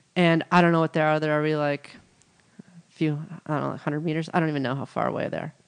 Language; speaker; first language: English; native; English